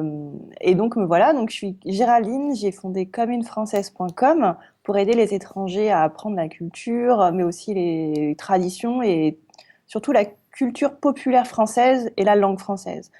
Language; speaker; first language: French; native; French